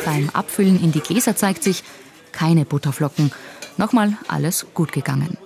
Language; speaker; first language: German; native; German